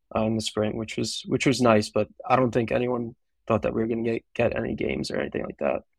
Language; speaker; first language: English; native; English